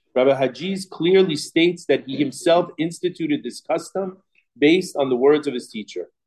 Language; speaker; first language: English; native; English